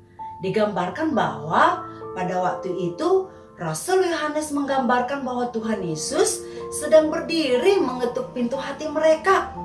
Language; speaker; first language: Indonesian; native; Indonesian